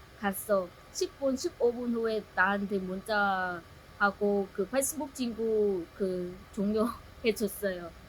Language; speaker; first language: Korean; non-native, learner; Vietnamese